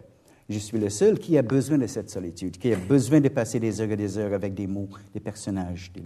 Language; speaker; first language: French; non-native, fluent; English